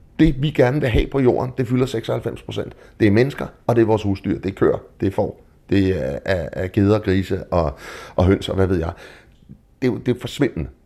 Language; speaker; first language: Danish; native; Danish